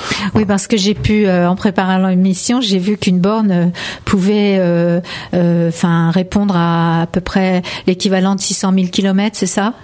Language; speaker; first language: French; native; French